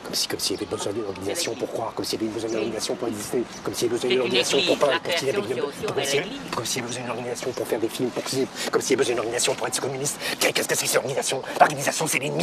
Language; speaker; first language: French; native; French